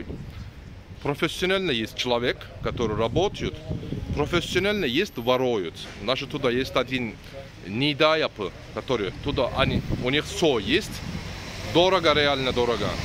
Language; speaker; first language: Russian; non-native, learner; Turkish